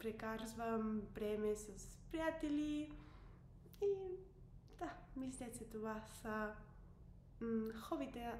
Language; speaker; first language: Bulgarian; non-native, learner; English